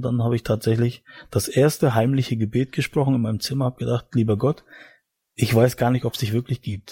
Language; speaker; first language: German; native; German